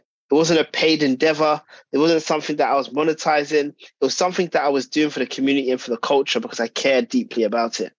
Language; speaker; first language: English; native; English